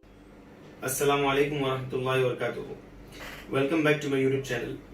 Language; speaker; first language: Hindi; native; Hindi